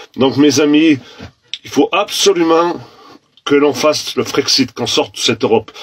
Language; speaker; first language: French; native; French